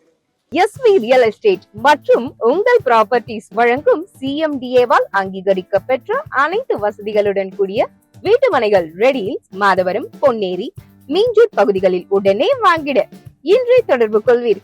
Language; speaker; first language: Tamil; native; Tamil